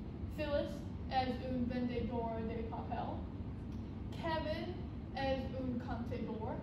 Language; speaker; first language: Spanish; non-native, learner; English